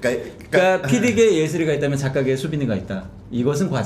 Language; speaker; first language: Korean; native; Korean